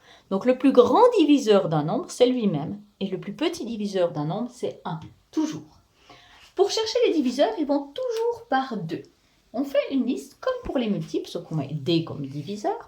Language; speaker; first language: French; native; French